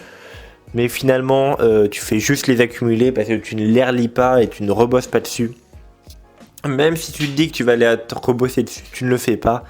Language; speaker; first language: French; native; French